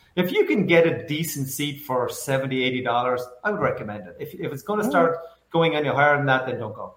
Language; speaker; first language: English; native; English